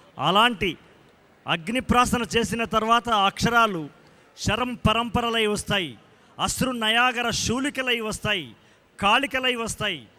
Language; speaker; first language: Telugu; native; Telugu